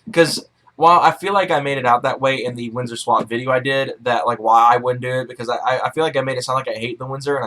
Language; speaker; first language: English; native; English